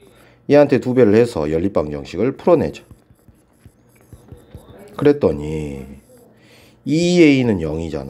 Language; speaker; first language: Korean; native; Korean